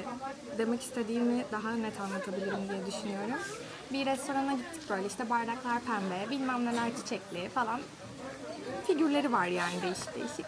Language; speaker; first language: Turkish; native; Turkish